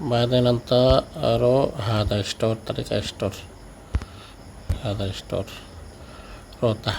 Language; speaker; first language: Arabic; non-native, learner; Bangla